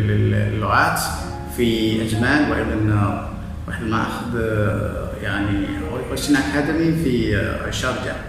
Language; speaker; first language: Arabic; non-native, fluent; Malayalam